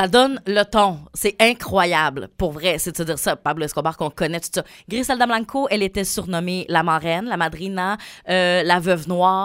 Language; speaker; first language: French; native; French